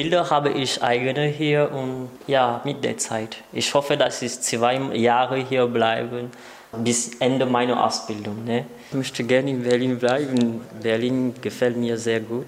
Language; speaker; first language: German; non-native, learner; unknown